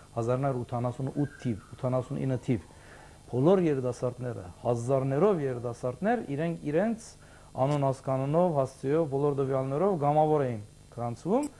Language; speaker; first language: Armenian; early bilingual, heritage; Armenian